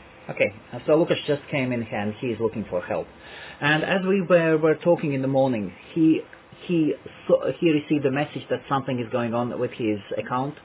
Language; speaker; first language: English; non-native, fluent; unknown